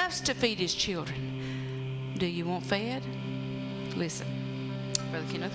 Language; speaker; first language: English; native; English